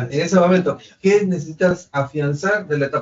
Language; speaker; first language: Spanish; native; Spanish